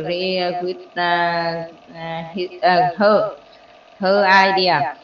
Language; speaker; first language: English; non-native, learner; Vietnamese